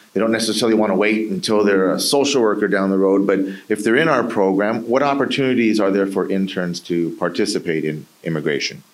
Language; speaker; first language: English; native; English